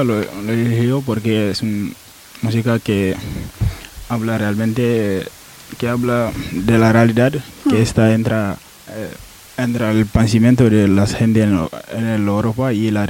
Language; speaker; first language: Spanish; non-native, learner; Wolof